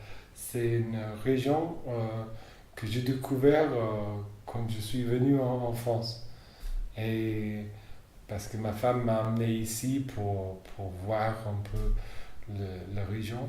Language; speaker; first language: French; non-native, fluent; English